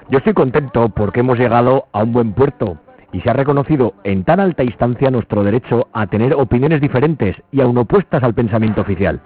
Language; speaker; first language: Spanish; native; Spanish